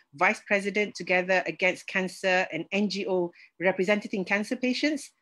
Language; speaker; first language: English; non-native, local second language; Malay